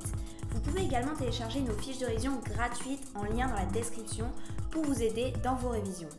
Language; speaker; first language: French; native; French